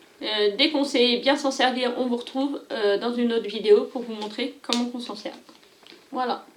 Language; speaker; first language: French; native; French